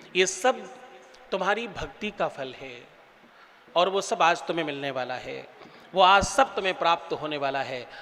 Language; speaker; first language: Hindi; native; Hindi